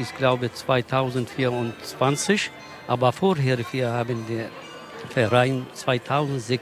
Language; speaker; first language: German; non-native, learner; Kurdish